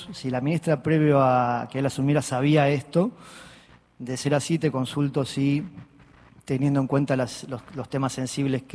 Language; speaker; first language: Spanish; native; Spanish